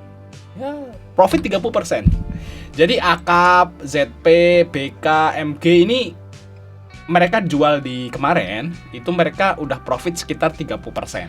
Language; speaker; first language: Indonesian; native; Indonesian